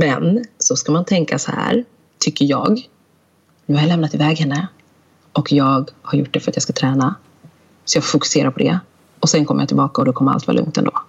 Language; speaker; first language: Swedish; early bilingual, other home language; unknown